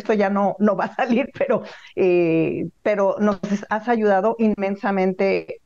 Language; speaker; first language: Spanish; native; Spanish